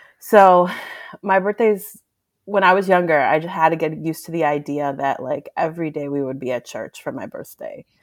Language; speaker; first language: English; early bilingual, other home language; Spanish